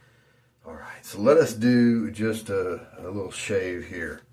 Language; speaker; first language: English; native; English